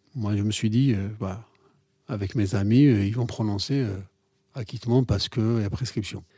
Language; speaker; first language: French; non-native, local second language; Arabic